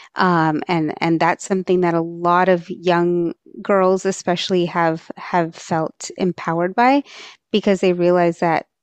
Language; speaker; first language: English; early bilingual, other home language; Marathi